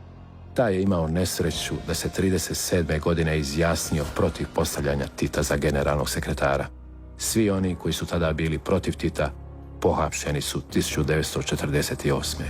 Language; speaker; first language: Croatian; native; Croatian